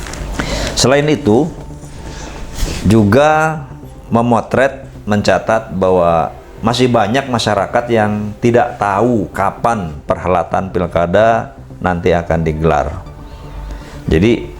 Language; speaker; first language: Indonesian; native; Indonesian